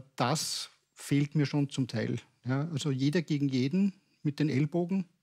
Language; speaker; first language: German; native; German